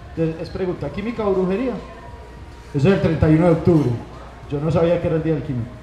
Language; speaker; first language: Spanish; native; Spanish